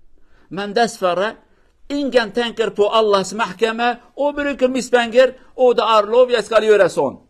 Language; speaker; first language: Norwegian; non-native, learner; Kurdish